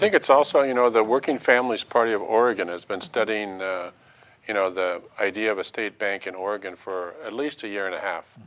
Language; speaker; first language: English; native; English